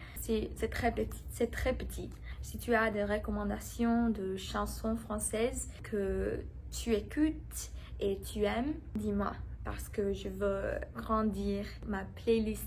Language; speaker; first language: French; non-native, learner; English